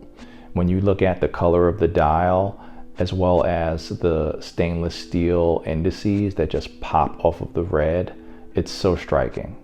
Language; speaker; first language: English; native; English